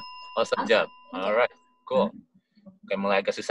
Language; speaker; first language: English; non-native, local second language; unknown